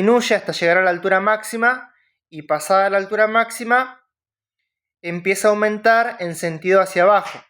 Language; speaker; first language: Spanish; native; Spanish